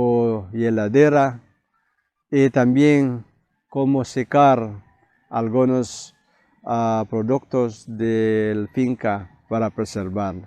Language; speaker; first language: Spanish; non-native, fluent; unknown